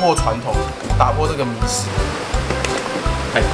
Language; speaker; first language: Chinese; native; Chinese